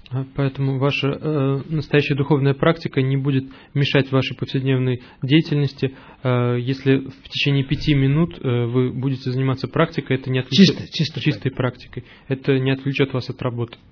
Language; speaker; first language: Russian; native; Russian